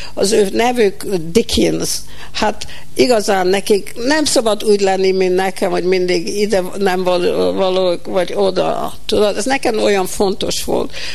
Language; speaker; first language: Hungarian; early bilingual, heritage; Hungarian